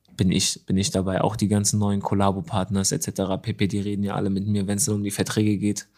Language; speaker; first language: German; early bilingual, other home language; Arabic